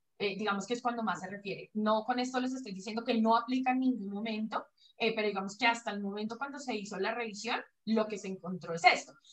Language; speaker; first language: Spanish; native; Spanish